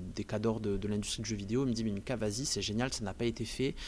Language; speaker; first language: French; native; French